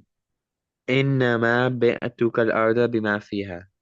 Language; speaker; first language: Arabic; non-native, learner; Urdu